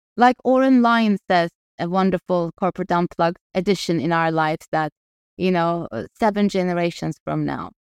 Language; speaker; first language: English; non-native, fluent; Turkish